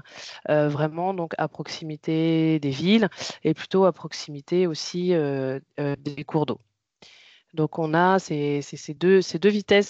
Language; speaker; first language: French; native; French